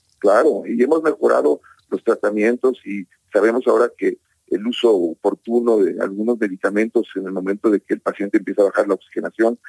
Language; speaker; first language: Spanish; native; Spanish